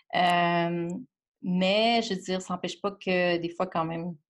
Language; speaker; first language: French; native; French